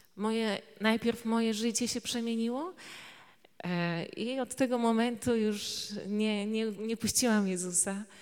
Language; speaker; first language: Polish; native; Polish